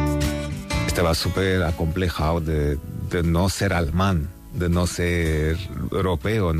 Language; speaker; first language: Spanish; non-native, fluent; Armenian